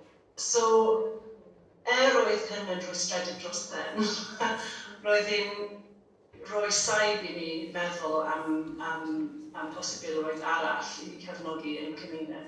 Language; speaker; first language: Welsh; non-native, fluent; English